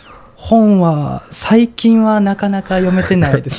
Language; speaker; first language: Japanese; native; Japanese